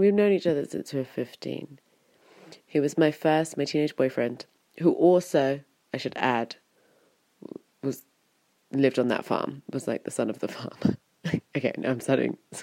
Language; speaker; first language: English; native; English